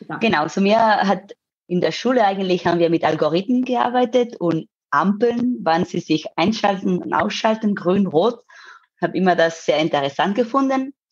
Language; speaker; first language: German; non-native, fluent; Spanish